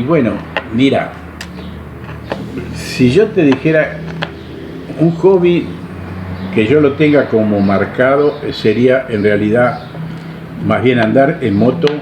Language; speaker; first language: Spanish; native; Spanish